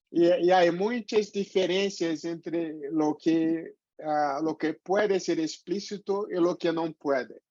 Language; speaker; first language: Spanish; non-native, fluent; Portuguese